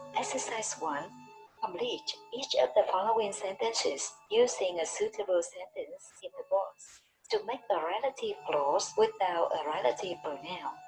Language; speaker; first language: English; non-native, fluent; Vietnamese